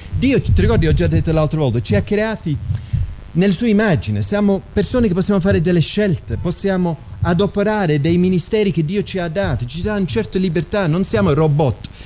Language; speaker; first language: Italian; non-native, fluent; English